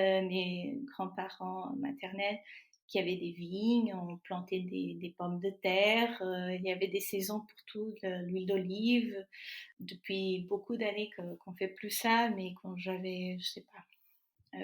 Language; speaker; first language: French; non-native, fluent; Portuguese